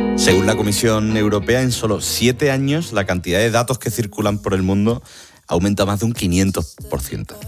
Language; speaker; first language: Spanish; native; Spanish